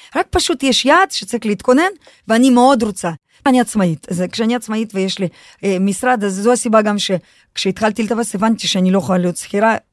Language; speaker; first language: Hebrew; non-native, fluent; Russian